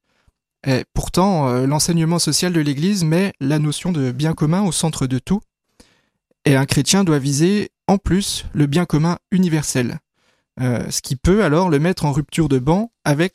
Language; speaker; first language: French; native; French